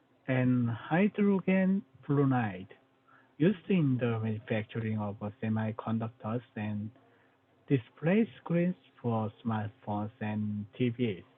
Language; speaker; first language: English; non-native, learner; Korean